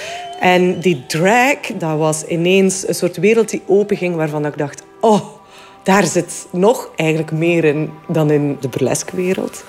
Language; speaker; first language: Dutch; native; Dutch